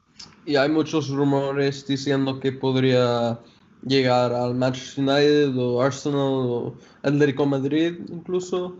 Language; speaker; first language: Spanish; non-native, fluent; English